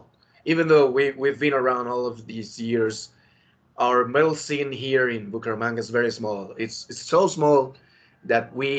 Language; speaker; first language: English; non-native, fluent; Spanish